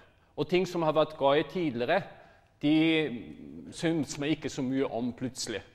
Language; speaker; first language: Norwegian; non-native, fluent; German